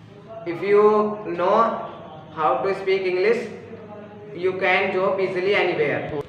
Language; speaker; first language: English; non-native, learner; Hindi